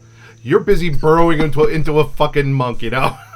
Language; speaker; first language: English; native; English